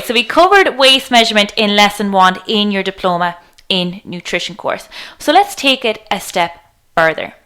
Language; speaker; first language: English; native; English